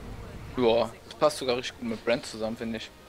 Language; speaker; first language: German; native; German